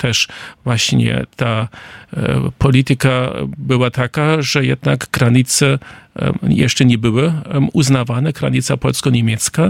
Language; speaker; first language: Polish; non-native, fluent; German